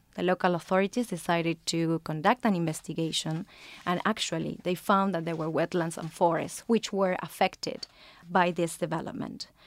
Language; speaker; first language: English; non-native, fluent; Spanish